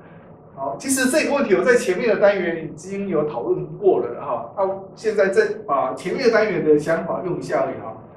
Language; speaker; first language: Chinese; native; Chinese